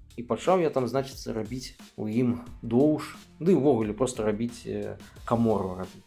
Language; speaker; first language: Belarusian; native; Belarusian